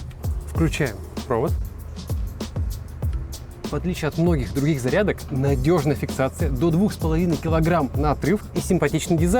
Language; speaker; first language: Russian; native; Russian